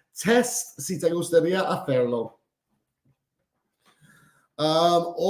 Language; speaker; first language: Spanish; non-native, fluent; English